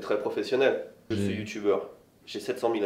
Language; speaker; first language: French; native; French